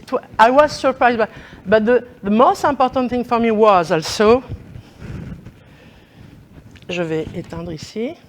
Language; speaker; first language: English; non-native, learner; French